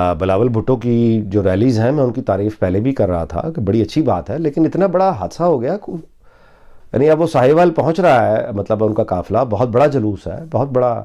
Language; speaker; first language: Urdu; native; Urdu